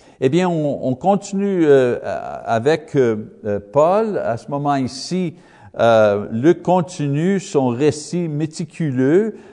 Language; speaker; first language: French; non-native, fluent; English